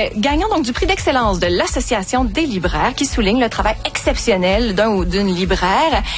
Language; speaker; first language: French; native; French